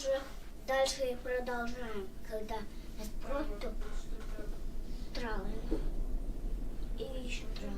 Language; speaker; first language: Russian; early bilingual, other home language; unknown